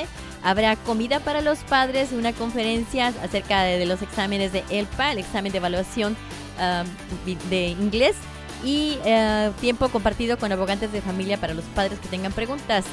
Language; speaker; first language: Spanish; native; Spanish